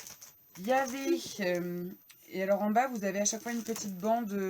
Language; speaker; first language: French; native; French